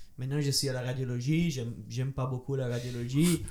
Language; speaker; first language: French; non-native, learner; Italian